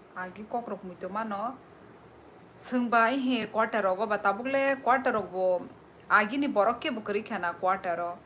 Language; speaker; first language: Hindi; non-native, local second language; Kok Borok